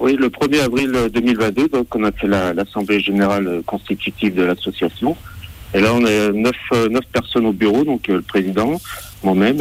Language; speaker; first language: French; native; French